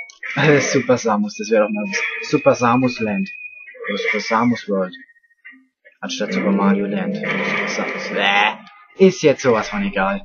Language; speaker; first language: German; native; German